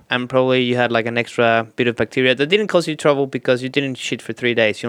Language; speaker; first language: English; non-native, fluent; Spanish